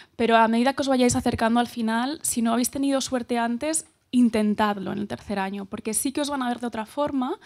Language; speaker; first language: Spanish; native; Spanish